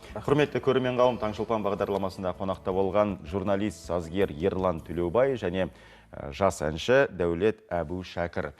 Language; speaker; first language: Kazakh; native; Kazakh